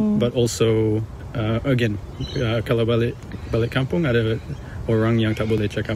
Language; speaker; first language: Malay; early bilingual, heritage; English